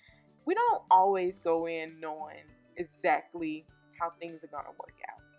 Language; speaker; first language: English; native; English